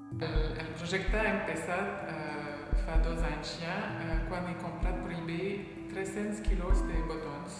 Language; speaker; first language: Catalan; non-native, learner; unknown